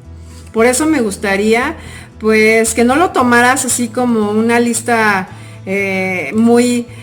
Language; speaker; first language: Spanish; native; Spanish